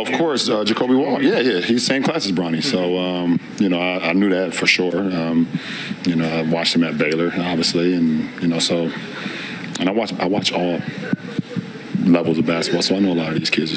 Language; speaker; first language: English; native; English